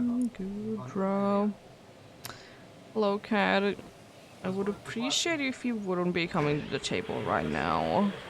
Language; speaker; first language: English; non-native, fluent; Finnish